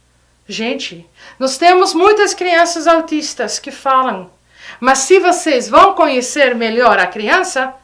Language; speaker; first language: Portuguese; non-native, fluent; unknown